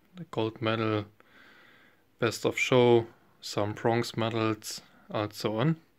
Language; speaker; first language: English; non-native, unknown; German